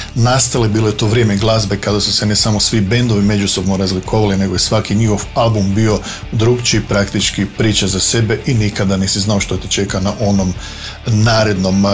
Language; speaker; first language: Croatian; native; Croatian